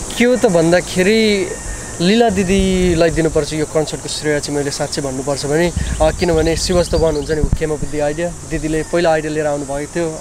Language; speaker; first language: Nepali; native; Nepali